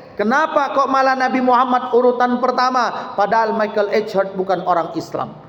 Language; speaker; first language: Malay; native; Malay